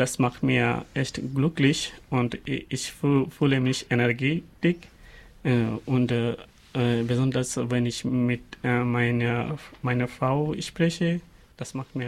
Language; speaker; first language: German; non-native, learner; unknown